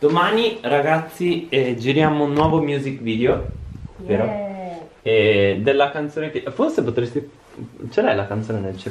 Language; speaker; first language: Italian; native; Italian